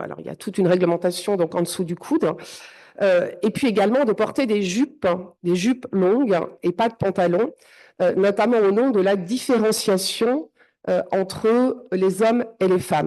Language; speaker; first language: French; native; French